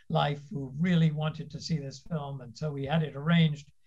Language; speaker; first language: English; native; English